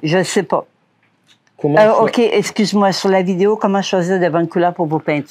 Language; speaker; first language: French; native; French